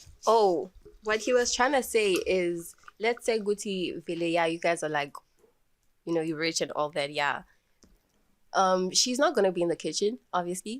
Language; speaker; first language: English; non-native, local second language; Swati